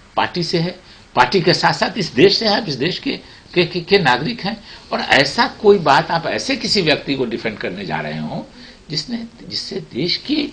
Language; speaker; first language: Hindi; native; Hindi